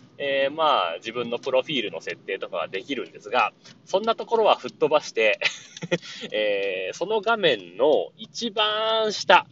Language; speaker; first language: Japanese; native; Japanese